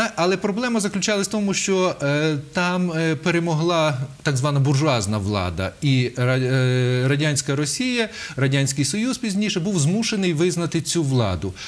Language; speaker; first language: Ukrainian; native; Ukrainian